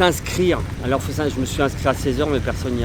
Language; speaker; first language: French; native; French